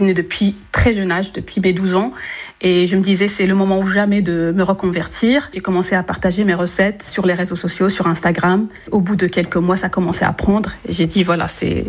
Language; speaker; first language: French; non-native, local second language; Arabic